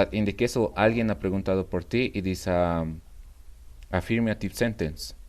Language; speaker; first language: English; non-native, fluent; Spanish